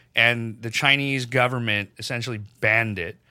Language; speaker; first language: English; non-native, local second language; Urdu